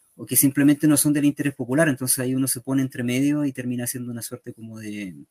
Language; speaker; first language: Spanish; native; Spanish